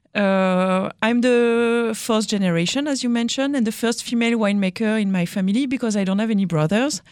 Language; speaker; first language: English; non-native, fluent; French